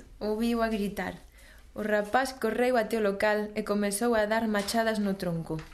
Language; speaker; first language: Galician; native; Galician